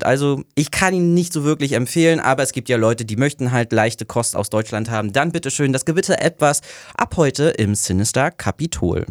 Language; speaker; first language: German; native; German